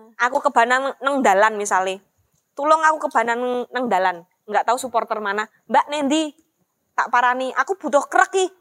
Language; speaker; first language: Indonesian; non-native, local second language; Javanese